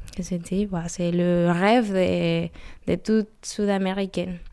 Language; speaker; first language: French; non-native, learner; Spanish